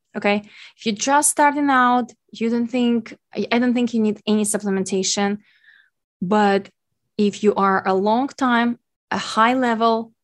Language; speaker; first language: English; non-native, fluent; Ukrainian